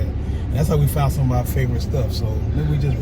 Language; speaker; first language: English; native; English